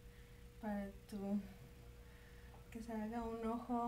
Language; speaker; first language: Spanish; early bilingual, heritage; Spanish